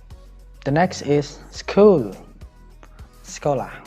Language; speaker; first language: English; non-native, fluent; Indonesian